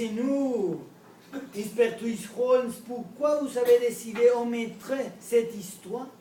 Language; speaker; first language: French; non-native, learner; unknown